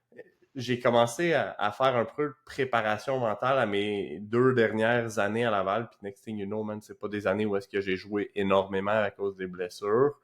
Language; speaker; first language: French; native; French